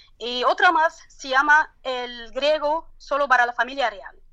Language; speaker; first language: Spanish; non-native, learner; Arabic